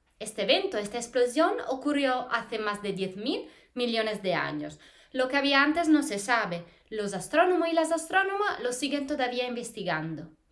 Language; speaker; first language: Spanish; non-native, fluent; Italian